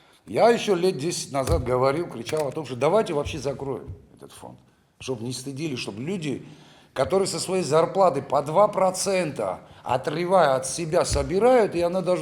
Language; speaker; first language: Russian; native; Russian